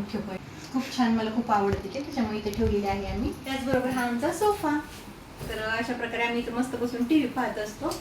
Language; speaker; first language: Marathi; native; Marathi